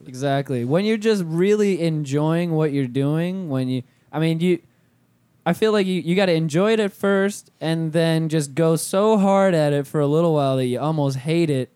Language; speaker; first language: English; native; English